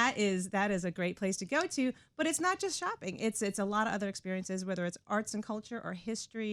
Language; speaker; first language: English; native; English